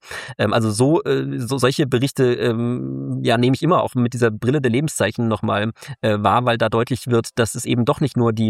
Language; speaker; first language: German; native; German